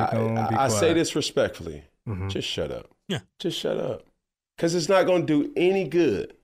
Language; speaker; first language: English; native; English